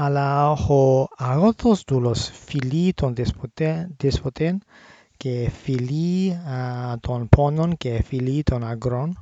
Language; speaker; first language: Greek; non-native, learner; English